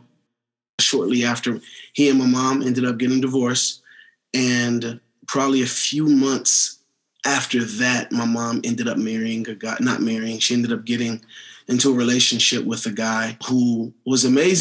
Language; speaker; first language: English; native; English